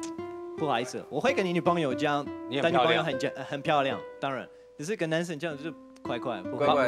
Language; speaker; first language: Chinese; non-native, learner; French